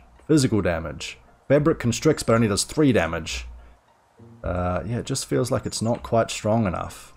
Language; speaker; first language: English; native; English